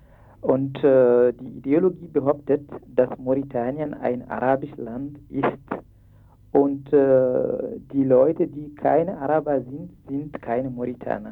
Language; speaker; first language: German; non-native, fluent; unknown